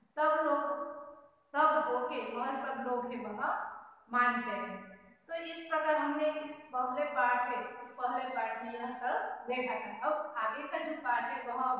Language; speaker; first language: Hindi; non-native, local second language; Gujarati